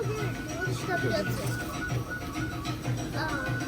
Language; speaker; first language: Japanese; early bilingual, other home language; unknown